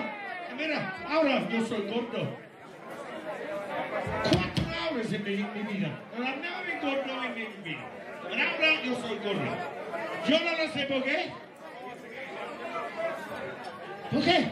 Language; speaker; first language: Spanish; non-native, learner; English